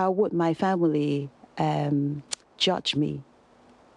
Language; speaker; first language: English; non-native, local second language; Cantonese